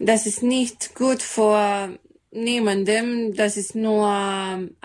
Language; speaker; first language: German; non-native, fluent; Serbian